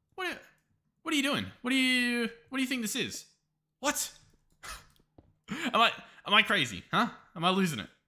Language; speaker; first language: English; native; English